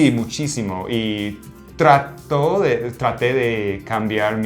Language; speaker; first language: Spanish; non-native, fluent; English